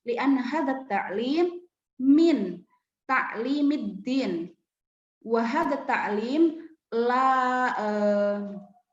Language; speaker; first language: Arabic; non-native, fluent; Indonesian